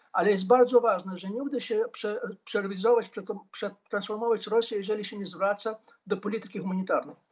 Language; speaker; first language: Polish; non-native, fluent; Ukrainian